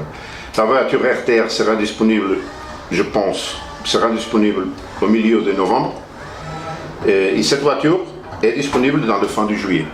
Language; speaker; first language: French; non-native, learner; Portuguese